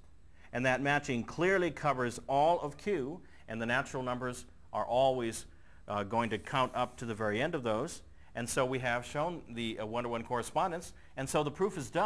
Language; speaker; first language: English; native; English